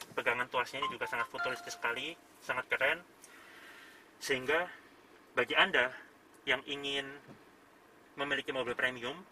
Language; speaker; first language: Indonesian; native; Indonesian